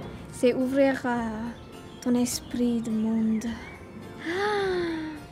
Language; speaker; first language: French; non-native, learner; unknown